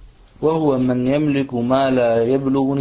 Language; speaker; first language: Arabic; native; Arabic